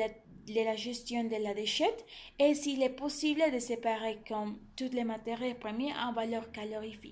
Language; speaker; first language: French; non-native, learner; Spanish